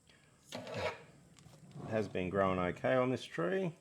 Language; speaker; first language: English; native; English